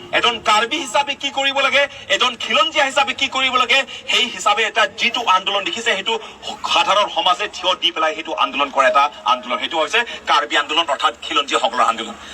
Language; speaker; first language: Assamese; non-native, local second language; Karbi